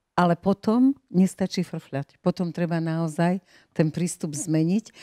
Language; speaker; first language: Slovak; native; Slovak